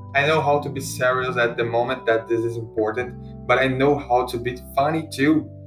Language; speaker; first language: English; non-native, learner; Portuguese